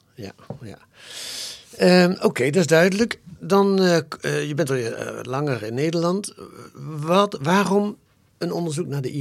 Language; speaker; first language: Dutch; native; Dutch